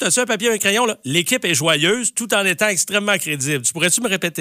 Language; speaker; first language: French; native; French